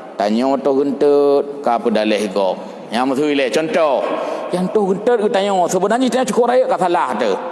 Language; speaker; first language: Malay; non-native, local second language; Achinese